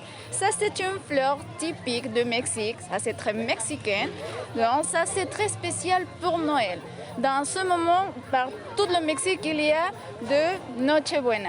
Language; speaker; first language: French; non-native, fluent; Spanish